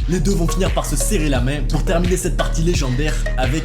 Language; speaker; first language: French; native; French